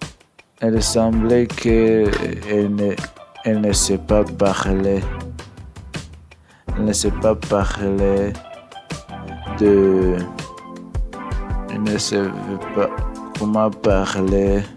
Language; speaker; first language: French; non-native, learner; English